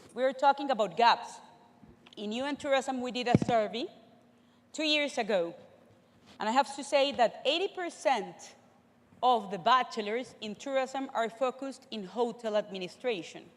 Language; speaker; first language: English; non-native, fluent; Spanish